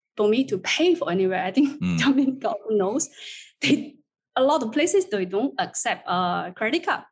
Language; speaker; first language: English; non-native, fluent; Chinese